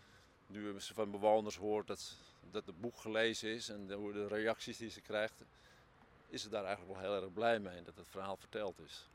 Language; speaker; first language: Dutch; native; Dutch